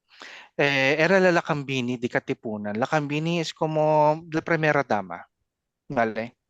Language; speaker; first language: Spanish; non-native, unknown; Filipino